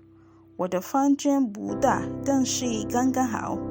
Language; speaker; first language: Chinese; non-native, fluent; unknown